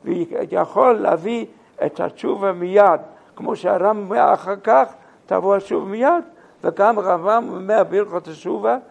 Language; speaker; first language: Hebrew; non-native, fluent; English